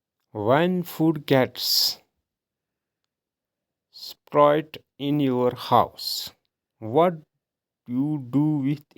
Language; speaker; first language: English; non-native, local second language; Urdu